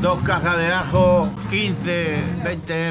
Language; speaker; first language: Spanish; early bilingual, other home language; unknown